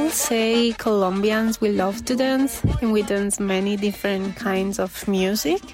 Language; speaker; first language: English; early bilingual, other home language; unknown